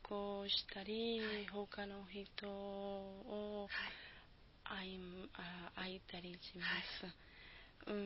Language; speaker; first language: Japanese; non-native, learner; Spanish